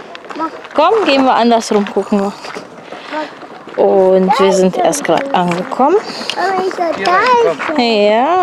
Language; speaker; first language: German; native; German